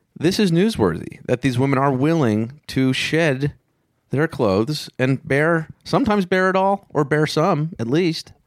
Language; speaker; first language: English; native; English